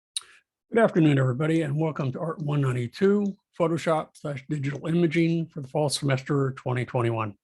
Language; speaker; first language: English; native; English